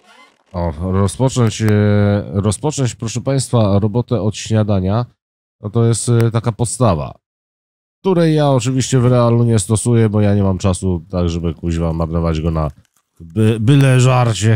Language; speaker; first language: Polish; native; Polish